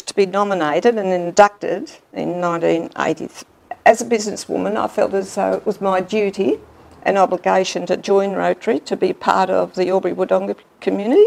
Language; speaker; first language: English; native; English